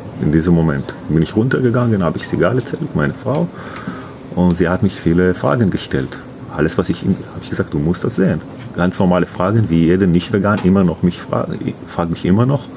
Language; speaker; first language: German; non-native, learner; Hebrew